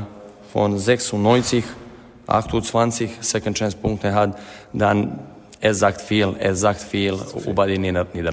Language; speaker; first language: German; non-native, learner; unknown